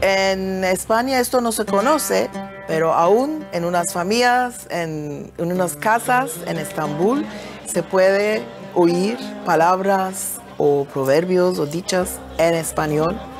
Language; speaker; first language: Spanish; early bilingual, heritage; Ladino